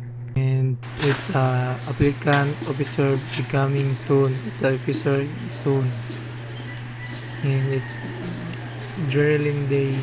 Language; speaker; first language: English; non-native, learner; Cebuano